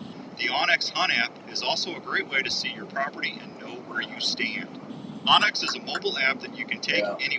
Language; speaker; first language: English; native; English